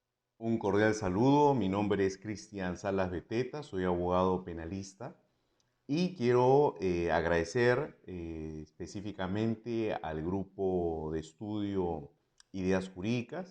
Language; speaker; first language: Spanish; native; Spanish